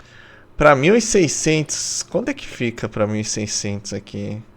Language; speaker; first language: Portuguese; native; Portuguese